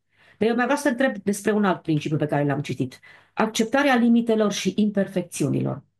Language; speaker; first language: Romanian; native; Romanian